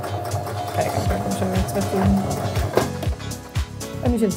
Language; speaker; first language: Dutch; native; Dutch